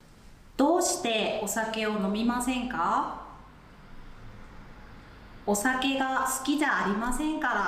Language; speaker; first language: Japanese; non-native, learner; English